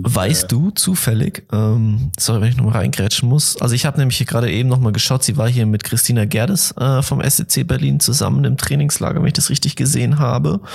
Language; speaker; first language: German; native; German